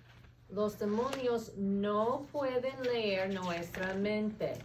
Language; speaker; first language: Spanish; non-native, fluent; English